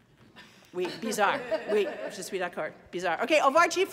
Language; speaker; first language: French; non-native, fluent; English